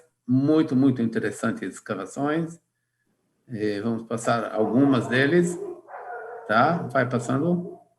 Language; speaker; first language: Portuguese; non-native, fluent; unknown